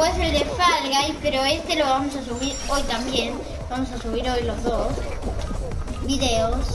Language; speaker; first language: Spanish; native; Spanish